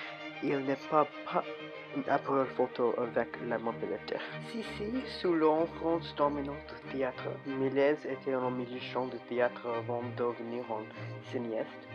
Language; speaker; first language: French; non-native, learner; English